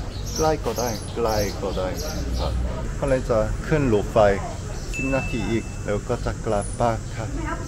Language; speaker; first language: Thai; non-native, learner; Korean